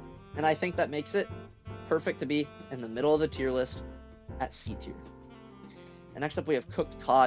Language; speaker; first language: English; native; English